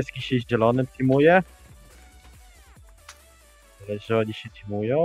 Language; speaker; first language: Polish; native; Polish